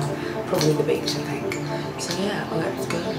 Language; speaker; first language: English; native; English